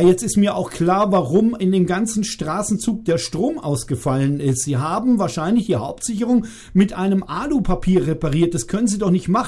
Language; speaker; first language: German; native; German